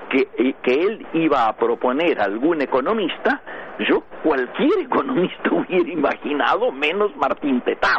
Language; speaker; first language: Spanish; native; Spanish